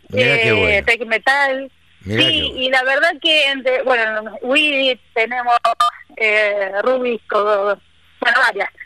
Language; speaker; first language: Spanish; native; Spanish